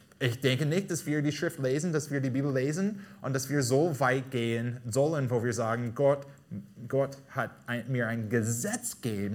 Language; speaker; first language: German; non-native, fluent; English